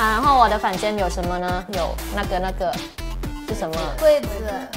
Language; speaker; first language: Chinese; non-native, learner; Thai